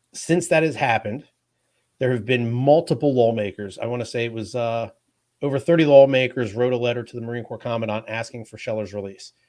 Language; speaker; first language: English; native; English